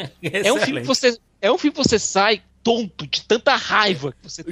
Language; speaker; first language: Portuguese; native; Portuguese